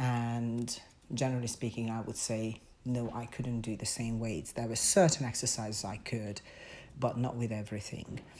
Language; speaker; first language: English; non-native, fluent; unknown